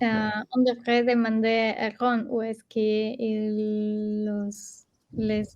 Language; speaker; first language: French; non-native, learner; Spanish